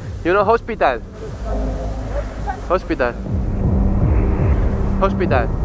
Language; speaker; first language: English; non-native, learner; Spanish